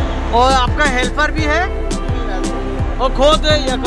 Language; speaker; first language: Hindi; non-native, fluent; Bangla